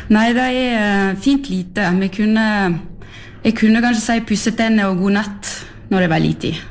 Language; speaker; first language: Norwegian; early bilingual, heritage; French